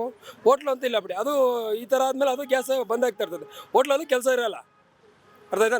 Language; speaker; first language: Kannada; native; Kannada